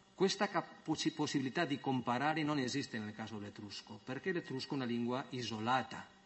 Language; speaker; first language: Italian; non-native, fluent; Spanish